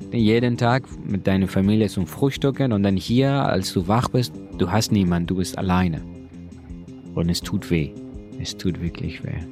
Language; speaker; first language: German; non-native, learner; Persian